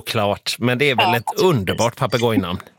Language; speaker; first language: Swedish; native; Swedish